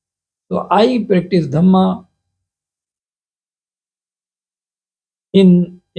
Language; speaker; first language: English; non-native, local second language; Hindi